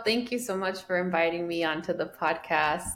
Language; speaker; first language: English; early bilingual, other home language; Spanish